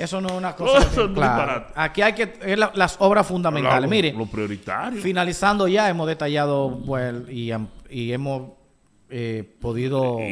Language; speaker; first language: Spanish; native; Spanish